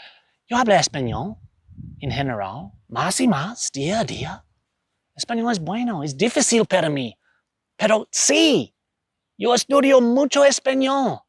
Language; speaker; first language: Spanish; non-native, learner; English